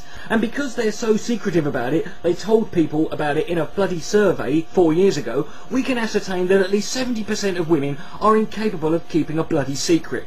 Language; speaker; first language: English; native; English